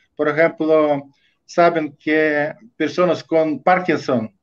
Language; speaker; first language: Spanish; non-native, fluent; Russian